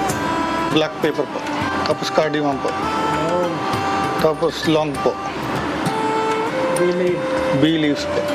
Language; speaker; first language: Filipino; non-native, learner; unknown